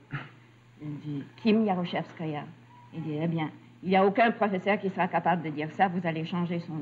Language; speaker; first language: French; early bilingual, other home language; Russian